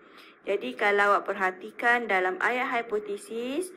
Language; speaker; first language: Malay; native; Malay